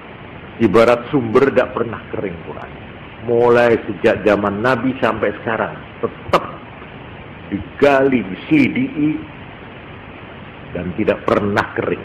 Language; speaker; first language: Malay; non-native, local second language; Javanese